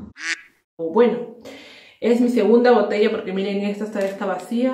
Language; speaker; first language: Spanish; native; Spanish